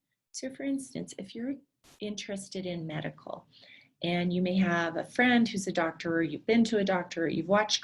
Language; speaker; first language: English; native; English